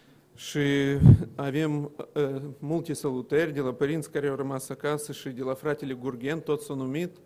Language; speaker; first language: Romanian; non-native, local second language; Russian